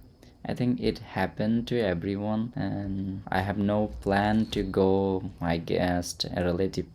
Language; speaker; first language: English; non-native, learner; Hindi